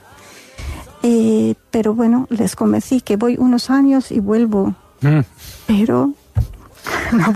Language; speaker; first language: Spanish; non-native, fluent; Arabic